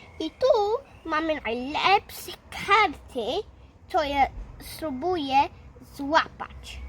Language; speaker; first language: Polish; early bilingual, heritage; Polish